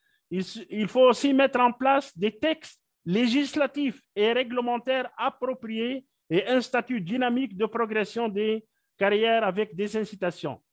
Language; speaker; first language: French; non-native, local second language; Arabic